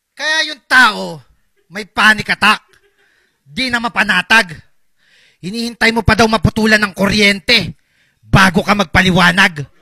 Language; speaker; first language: Filipino; native; Filipino